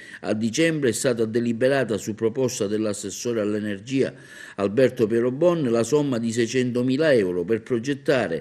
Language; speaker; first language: Italian; native; Italian